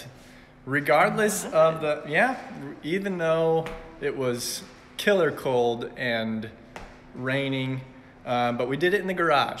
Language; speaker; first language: English; native; English